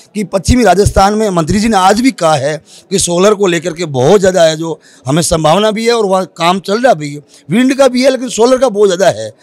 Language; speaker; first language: Hindi; native; Hindi